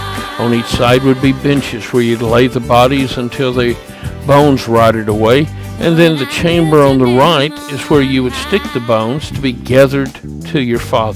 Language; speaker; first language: English; native; English